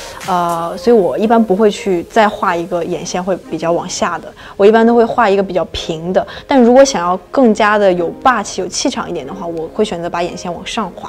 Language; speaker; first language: Chinese; native; Chinese